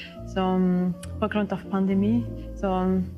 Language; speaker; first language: Swedish; non-native, fluent; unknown